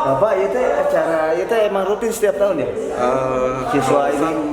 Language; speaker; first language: Indonesian; native; Indonesian